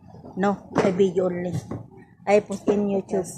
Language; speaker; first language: English; non-native, learner; Filipino